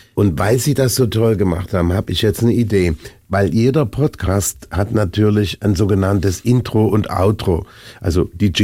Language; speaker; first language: German; native; German